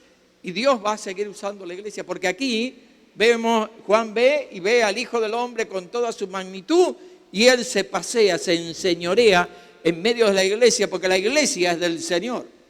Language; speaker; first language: Spanish; native; Spanish